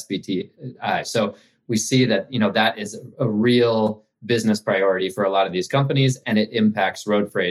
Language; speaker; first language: English; native; English